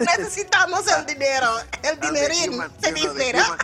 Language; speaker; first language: Spanish; non-native, fluent; English